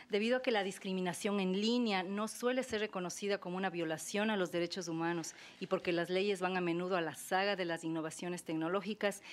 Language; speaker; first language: Spanish; native; Spanish